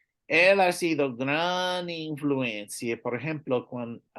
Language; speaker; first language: Spanish; non-native, learner; English